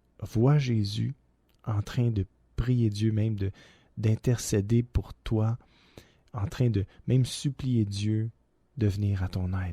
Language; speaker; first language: French; native; French